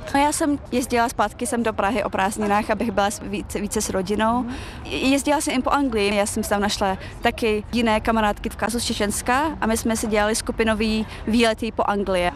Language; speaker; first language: Czech; early bilingual, other home language; Chechen